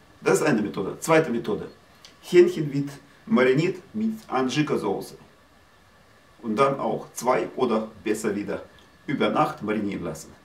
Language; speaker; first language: German; non-native, learner; Russian